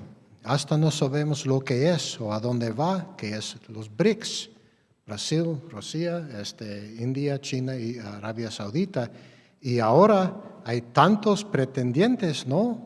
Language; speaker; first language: Spanish; non-native, fluent; English